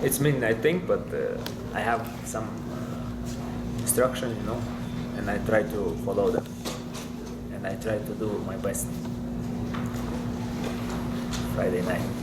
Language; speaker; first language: English; non-native, learner; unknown